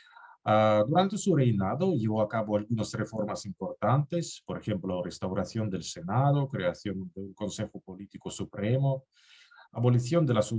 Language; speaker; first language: Spanish; non-native, fluent; Russian